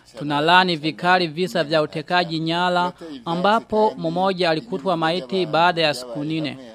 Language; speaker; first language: Swahili; non-native, local second language; Rundi